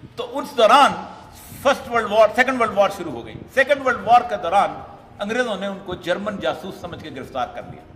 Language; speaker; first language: Urdu; non-native, local second language; Punjabi